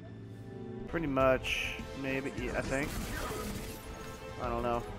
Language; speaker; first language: English; native; English